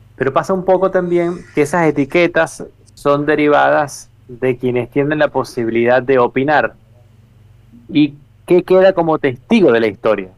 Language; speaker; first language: Spanish; native; Spanish